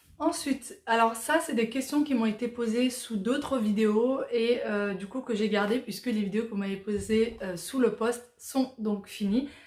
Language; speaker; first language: French; early bilingual, other home language; Arabic